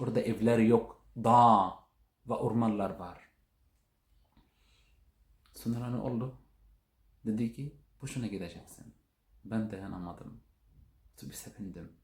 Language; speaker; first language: Turkish; non-native, learner; Arabic